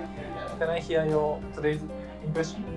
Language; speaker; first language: English; non-native, learner; Japanese